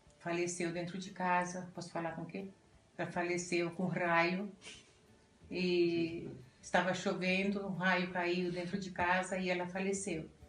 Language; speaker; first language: Portuguese; non-native, fluent; Italian